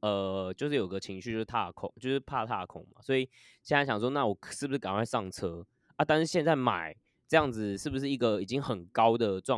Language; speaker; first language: Chinese; native; Chinese